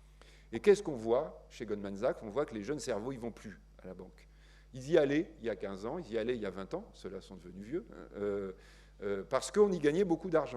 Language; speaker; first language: French; native; French